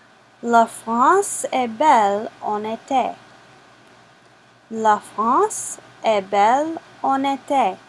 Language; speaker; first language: French; non-native, fluent; English